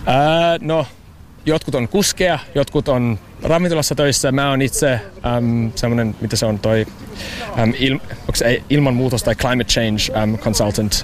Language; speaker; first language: Finnish; non-native, learner; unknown